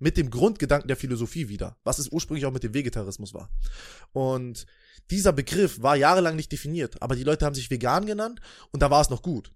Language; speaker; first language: German; native; German